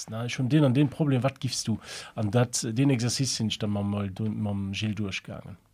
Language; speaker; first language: Luxembourgish; early bilingual, other home language; German